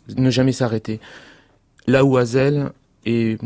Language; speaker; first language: French; native; French